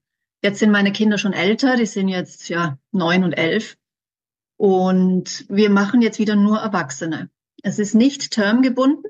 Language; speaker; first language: German; native; German